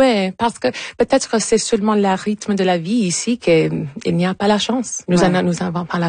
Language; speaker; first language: French; non-native, local second language; English